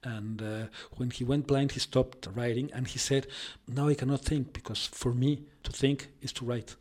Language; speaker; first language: English; non-native, fluent; Spanish